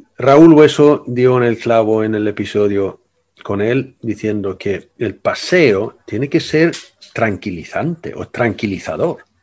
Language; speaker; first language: Spanish; non-native, fluent; Swedish